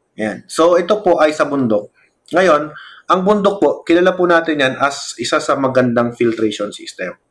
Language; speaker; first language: Filipino; non-native, local second language; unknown